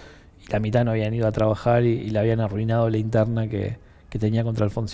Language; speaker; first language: Spanish; native; Spanish